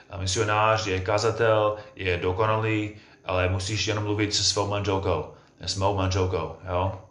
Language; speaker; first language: Czech; non-native, fluent; English